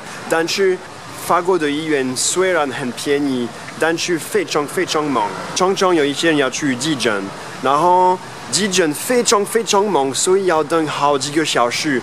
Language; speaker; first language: Chinese; non-native, fluent; French